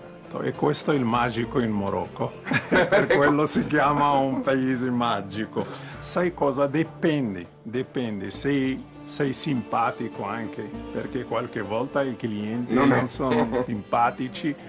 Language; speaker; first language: Italian; non-native, fluent; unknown